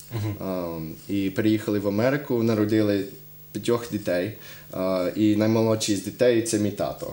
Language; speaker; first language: Ukrainian; non-native, fluent; English